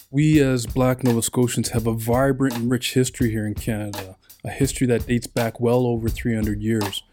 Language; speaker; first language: English; native; English